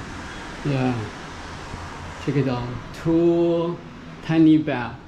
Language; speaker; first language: English; non-native, learner; Chinese